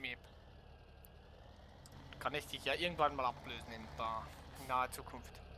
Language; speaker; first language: German; native; German